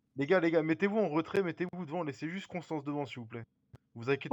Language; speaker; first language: French; native; French